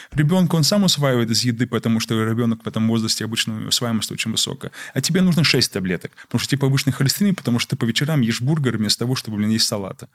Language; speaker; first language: Russian; early bilingual, heritage; Russian